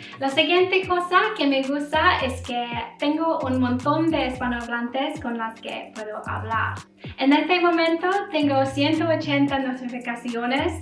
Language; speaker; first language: Spanish; non-native, learner; English